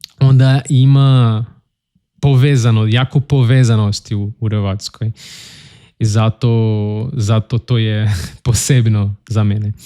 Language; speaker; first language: Bosnian; non-native, learner; Portuguese